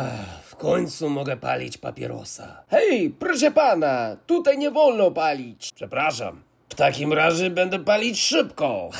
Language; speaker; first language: Polish; non-native, fluent; English